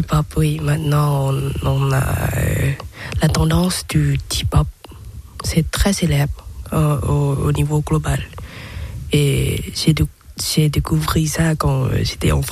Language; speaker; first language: French; non-native, learner; Thai